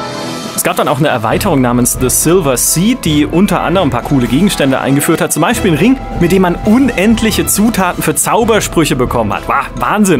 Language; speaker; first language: German; native; German